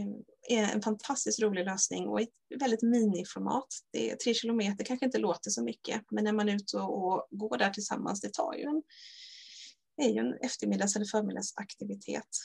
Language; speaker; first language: Swedish; native; Swedish